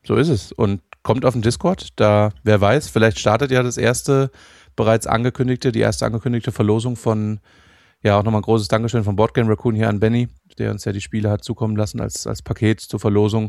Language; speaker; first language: German; native; German